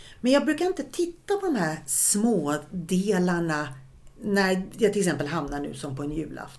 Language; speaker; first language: Swedish; native; Swedish